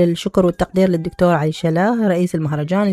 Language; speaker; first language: Arabic; native; Arabic